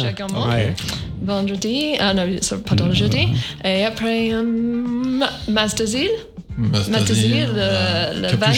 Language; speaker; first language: French; non-native, learner; English